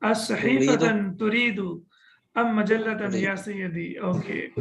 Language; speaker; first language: Arabic; non-native, fluent; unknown